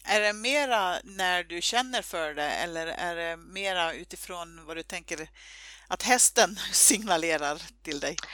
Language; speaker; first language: Swedish; native; Swedish